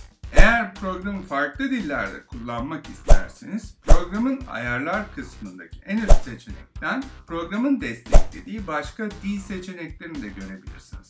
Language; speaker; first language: Turkish; native; Turkish